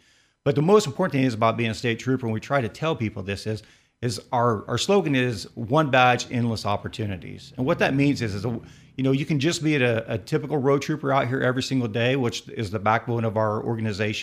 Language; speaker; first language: English; native; English